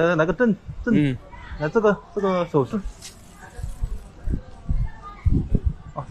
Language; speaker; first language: Chinese; native; Chinese